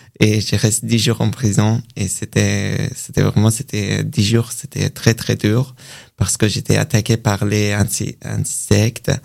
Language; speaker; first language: French; non-native, learner; Persian